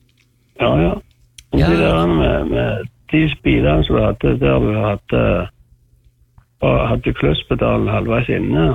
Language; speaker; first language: Norwegian; native; Norwegian